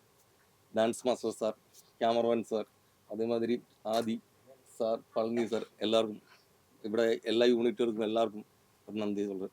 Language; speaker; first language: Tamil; non-native, learner; Malayalam